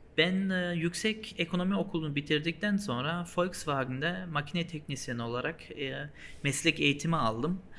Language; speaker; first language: Turkish; early bilingual, heritage; Turkish